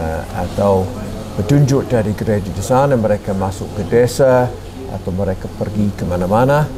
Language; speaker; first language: Indonesian; non-native, fluent; English